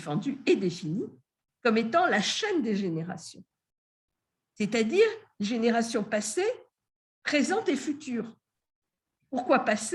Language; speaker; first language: French; native; French